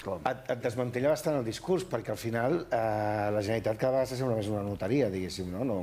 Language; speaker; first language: Catalan; native; Catalan